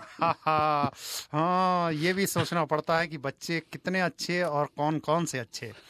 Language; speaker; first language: Hindi; native; Hindi